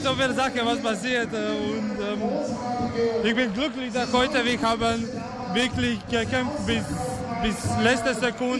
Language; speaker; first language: German; non-native, learner; Croatian